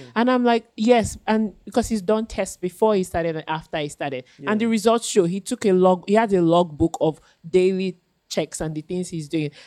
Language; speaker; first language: English; non-native, local second language; Yoruba